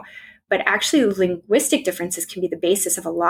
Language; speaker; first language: English; native; English